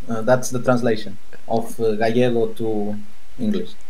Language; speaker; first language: English; non-native, fluent; Spanish